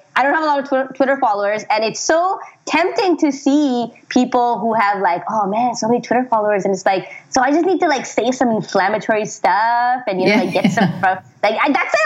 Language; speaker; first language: English; non-native, local second language; Urdu